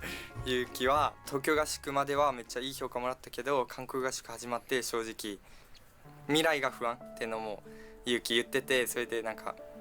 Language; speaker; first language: Japanese; native; Japanese